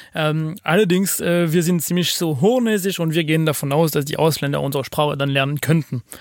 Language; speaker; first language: German; non-native, fluent; French